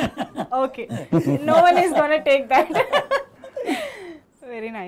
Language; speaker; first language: Telugu; native; Telugu